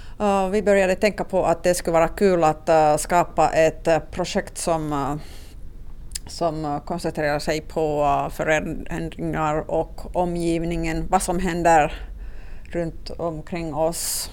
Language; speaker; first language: Swedish; non-native, local second language; Finnish